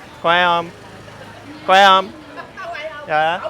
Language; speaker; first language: Vietnamese; non-native, learner; English